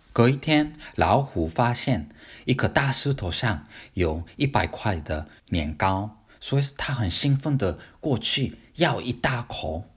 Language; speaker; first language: Chinese; non-native, fluent; Korean